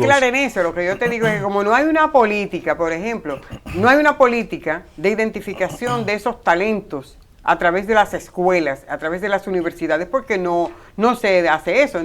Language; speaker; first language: Spanish; native; Spanish